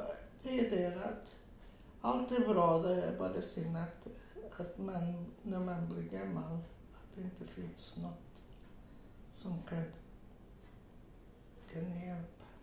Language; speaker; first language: Swedish; non-native, fluent; Portuguese